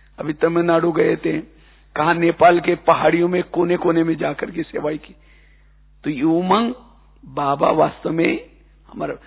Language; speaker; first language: Hindi; non-native, local second language; Marathi